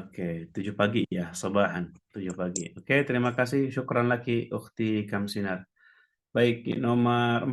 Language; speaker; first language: Indonesian; native; Indonesian